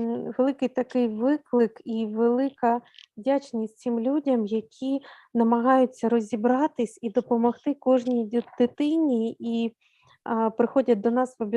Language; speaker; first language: Ukrainian; native; Ukrainian